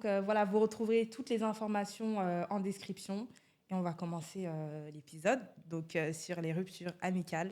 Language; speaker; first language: French; native; French